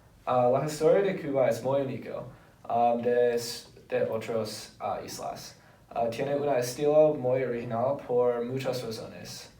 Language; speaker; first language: Spanish; non-native, learner; English